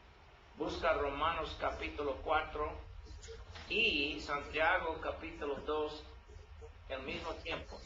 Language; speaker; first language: Spanish; non-native, learner; English